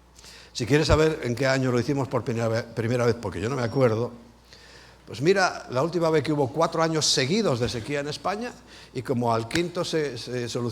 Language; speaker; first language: Spanish; native; Spanish